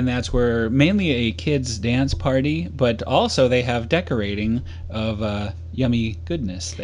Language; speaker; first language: English; native; English